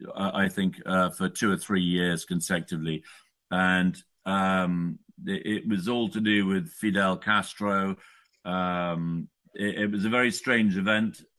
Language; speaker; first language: English; native; English